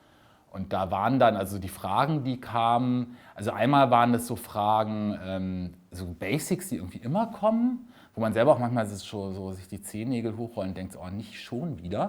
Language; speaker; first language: German; native; German